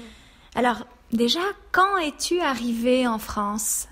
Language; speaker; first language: French; native; French